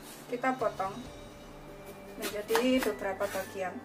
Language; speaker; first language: Indonesian; native; Indonesian